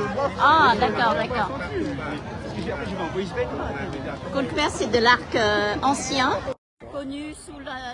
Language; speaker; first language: French; early bilingual, other home language; Vietnamese